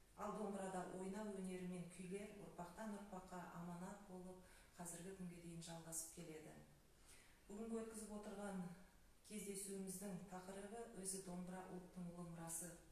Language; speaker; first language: Kazakh; native; Kazakh